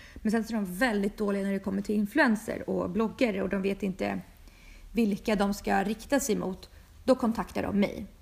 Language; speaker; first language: Swedish; early bilingual, other home language; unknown